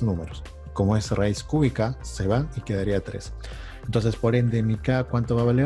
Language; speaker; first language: Spanish; native; Spanish